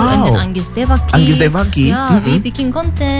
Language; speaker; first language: English; non-native, learner; Korean